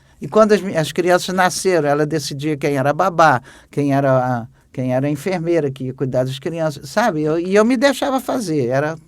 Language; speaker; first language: Portuguese; native; Portuguese